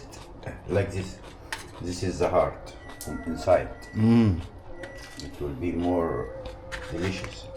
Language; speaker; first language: English; non-native, learner; Arabic